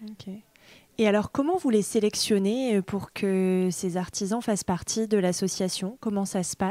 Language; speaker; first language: French; native; French